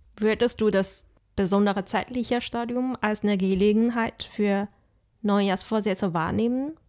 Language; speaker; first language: German; non-native, fluent; Chinese